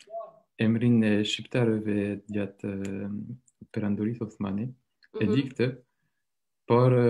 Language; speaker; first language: Albanian; non-native, learner; French